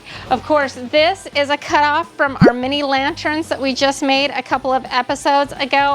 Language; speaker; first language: English; native; English